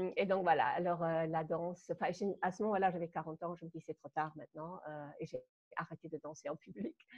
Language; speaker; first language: French; non-native, fluent; German